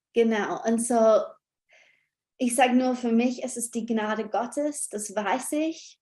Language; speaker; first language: German; non-native, fluent; English